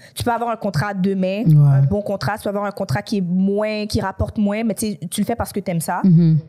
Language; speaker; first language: French; native; French